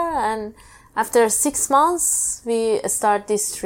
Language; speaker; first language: English; non-native, learner; Persian